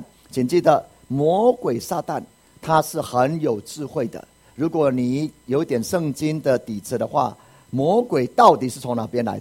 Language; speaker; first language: Chinese; native; Chinese